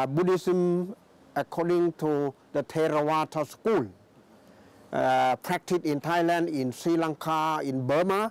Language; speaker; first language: English; non-native, fluent; Thai